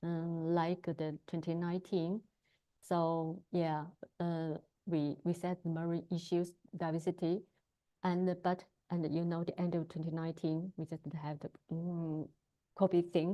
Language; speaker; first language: English; non-native, learner; Chinese